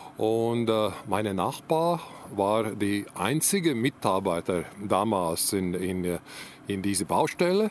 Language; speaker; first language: German; non-native, learner; Latvian